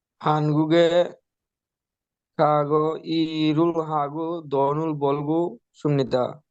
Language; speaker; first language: Korean; non-native, learner; Bangla